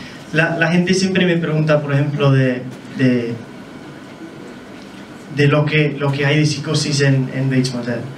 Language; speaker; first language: Spanish; non-native, fluent; English